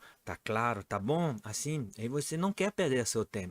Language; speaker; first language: Portuguese; non-native, fluent; French